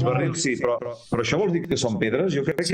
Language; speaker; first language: Catalan; native; Catalan